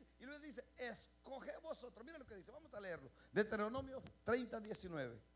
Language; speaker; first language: Spanish; native; Spanish